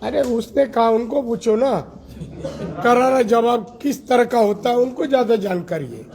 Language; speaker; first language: Hindi; non-native, local second language; Marathi